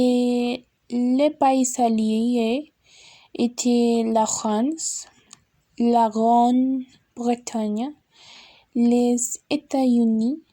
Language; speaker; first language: French; non-native, learner; Spanish